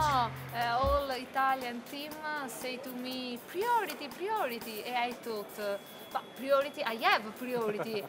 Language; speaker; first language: English; non-native, learner; Italian